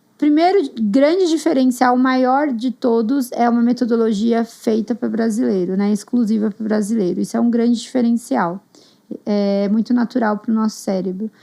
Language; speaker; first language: Portuguese; native; Portuguese